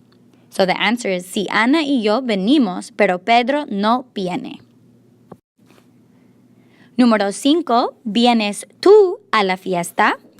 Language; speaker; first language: Spanish; non-native, fluent; English